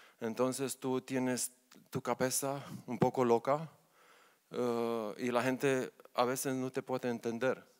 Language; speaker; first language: Spanish; non-native, learner; Romanian